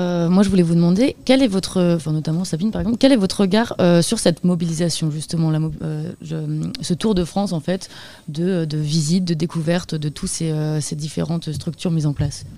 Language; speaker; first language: French; native; French